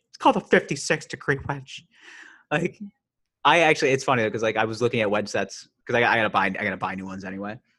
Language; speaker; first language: English; native; English